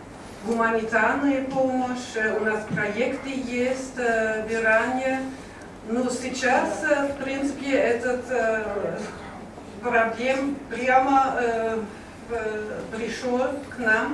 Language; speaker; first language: Russian; non-native, learner; German